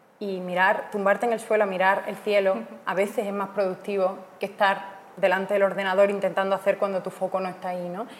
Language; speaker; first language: Spanish; native; Spanish